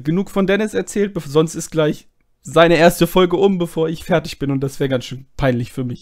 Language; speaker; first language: German; native; German